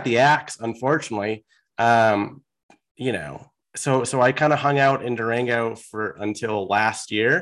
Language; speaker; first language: English; native; English